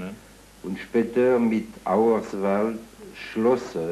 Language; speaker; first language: German; non-native, learner; French